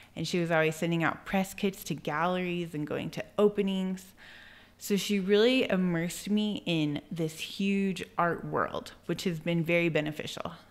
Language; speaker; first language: English; native; English